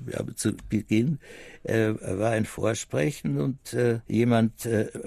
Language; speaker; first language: German; native; German